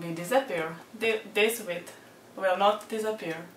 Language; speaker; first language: English; non-native, learner; Czech